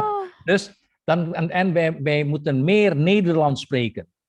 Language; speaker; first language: Dutch; non-native, fluent; Indonesian